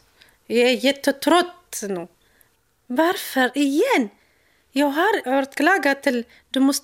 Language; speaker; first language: Swedish; non-native, learner; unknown